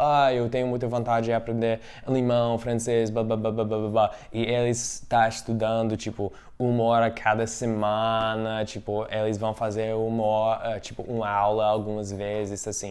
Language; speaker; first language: Portuguese; non-native, fluent; English